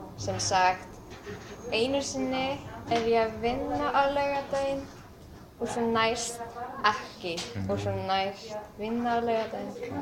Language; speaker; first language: Icelandic; non-native, learner; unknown